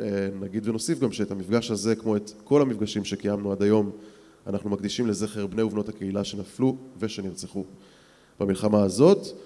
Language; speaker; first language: Hebrew; native; Hebrew